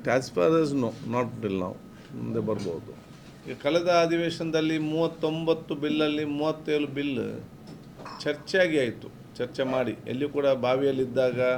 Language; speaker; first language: Kannada; non-native, local second language; Badaga